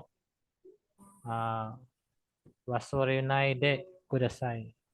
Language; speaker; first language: Japanese; non-native, learner; Cebuano